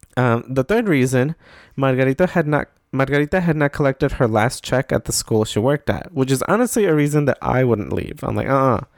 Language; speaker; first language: English; native; English